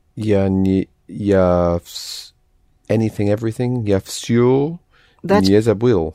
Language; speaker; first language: Russian; non-native, learner; English